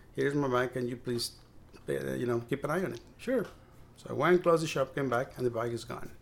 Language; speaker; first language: English; non-native, fluent; Spanish